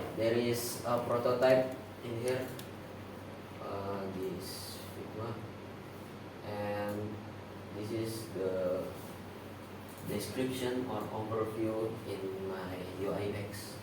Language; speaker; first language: English; non-native, learner; Indonesian